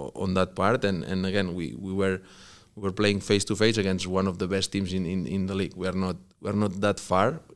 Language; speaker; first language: English; non-native, fluent; Spanish